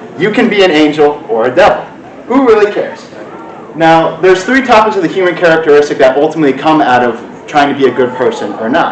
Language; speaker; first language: English; native; English